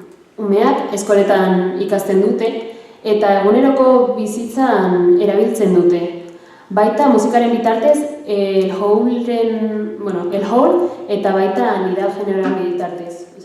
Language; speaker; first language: Basque; early bilingual, other home language; Arabic